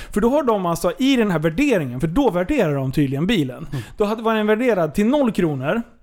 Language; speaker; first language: Swedish; native; Swedish